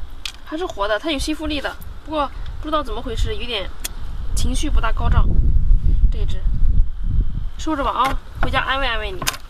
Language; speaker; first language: Chinese; native; Chinese